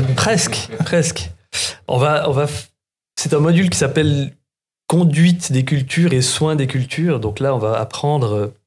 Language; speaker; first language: French; native; French